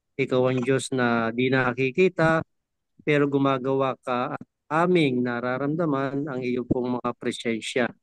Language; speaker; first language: Filipino; native; Filipino